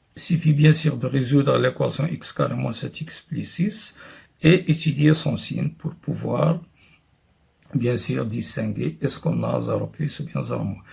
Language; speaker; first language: French; non-native, local second language; Arabic